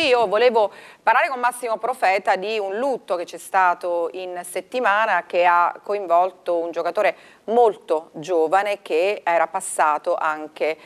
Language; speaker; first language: Italian; native; Italian